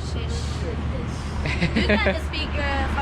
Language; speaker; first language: English; non-native, learner; Persian